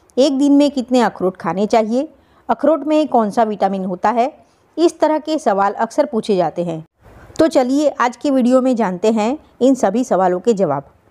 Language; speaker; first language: Hindi; non-native, local second language; Gujarati